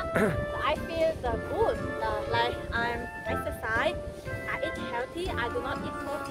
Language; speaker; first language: English; non-native, learner; Vietnamese